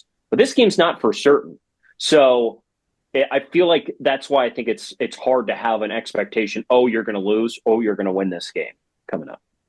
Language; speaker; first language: English; native; English